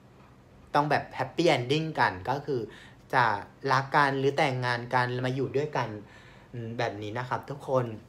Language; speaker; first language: Thai; non-native, fluent; Vietnamese